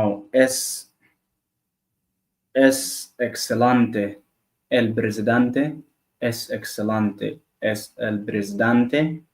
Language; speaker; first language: Spanish; non-native, learner; Arabic